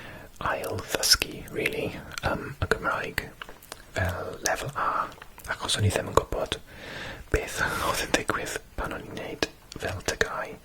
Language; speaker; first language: Welsh; non-native, local second language; English